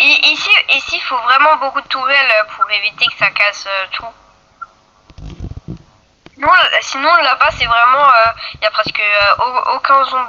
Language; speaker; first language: French; native; French